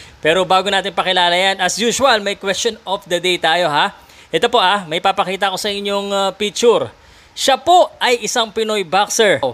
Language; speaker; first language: Filipino; native; Filipino